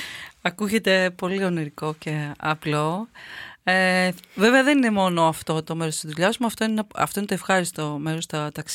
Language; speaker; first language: Greek; native; Greek